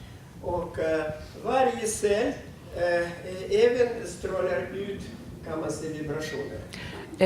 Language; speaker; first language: Swedish; non-native, fluent; Russian